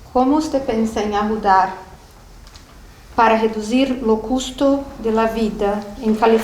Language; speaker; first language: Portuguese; non-native, learner; Spanish